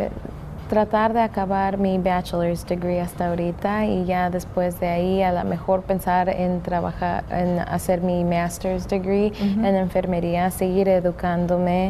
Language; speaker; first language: Spanish; early bilingual, heritage; English